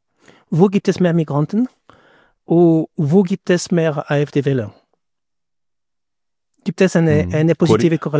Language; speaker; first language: German; non-native, fluent; French